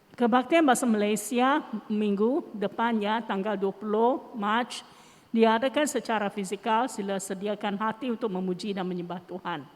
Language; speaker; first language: Malay; non-native, local second language; Chinese